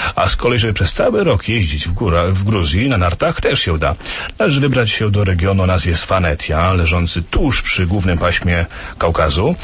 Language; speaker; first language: Polish; native; Polish